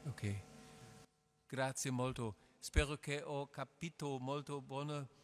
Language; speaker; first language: Italian; non-native, learner; German